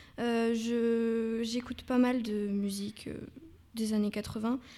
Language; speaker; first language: French; native; French